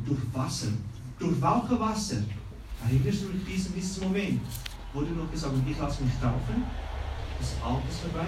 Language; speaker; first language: German; non-native, learner; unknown